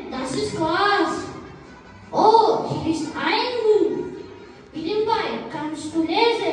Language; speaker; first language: German; non-native, learner; Kyrgyz